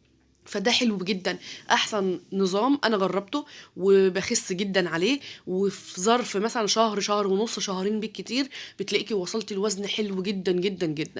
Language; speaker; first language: Arabic; native; Arabic